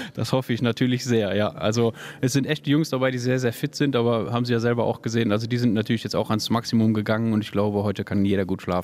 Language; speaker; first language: German; native; German